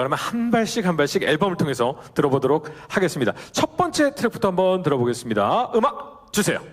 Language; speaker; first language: Korean; native; Korean